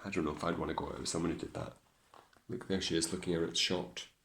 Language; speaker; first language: English; native; English